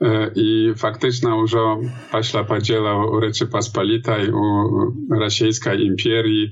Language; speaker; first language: Polish; non-native, learner; Belarusian